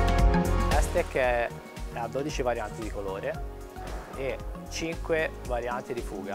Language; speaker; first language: Italian; native; Italian